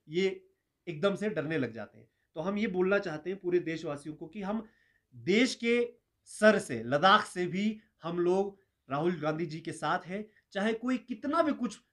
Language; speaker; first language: Hindi; non-native, local second language; Ladakhi